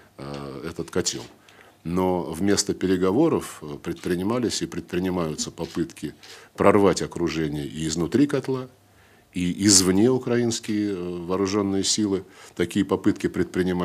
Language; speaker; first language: Russian; native; Russian